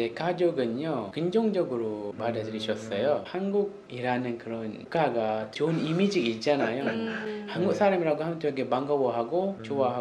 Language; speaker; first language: Korean; non-native, fluent; Malay